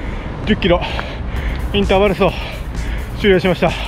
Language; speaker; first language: Japanese; native; Japanese